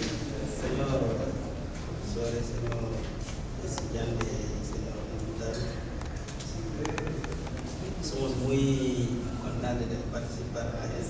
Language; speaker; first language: Spanish; non-native, learner; Wolof